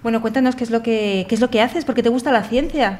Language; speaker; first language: Spanish; native; Spanish